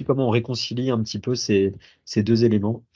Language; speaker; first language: French; native; French